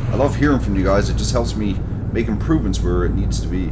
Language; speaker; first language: English; native; English